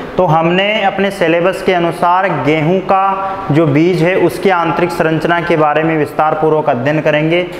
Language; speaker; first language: Hindi; native; Hindi